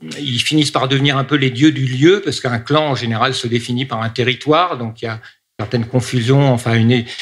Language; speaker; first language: French; native; French